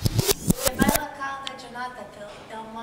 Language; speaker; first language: Italian; non-native, learner; English